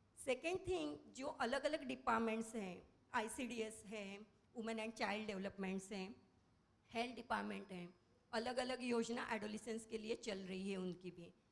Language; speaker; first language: Hindi; non-native, local second language; Marathi